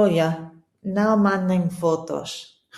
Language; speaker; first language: Portuguese; non-native, learner; English